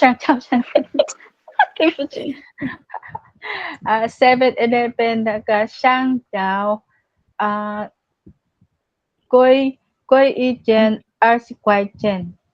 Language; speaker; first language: Chinese; non-native, learner; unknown